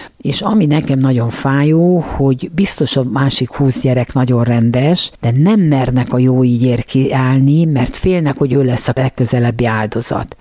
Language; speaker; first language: Hungarian; native; Hungarian